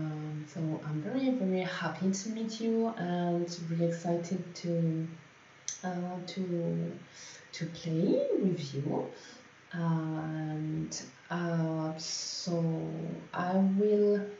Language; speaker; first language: English; non-native, fluent; French